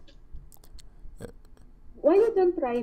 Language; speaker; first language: English; non-native, learner; Filipino